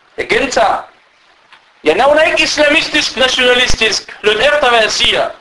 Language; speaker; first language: Danish; non-native, fluent; Arabic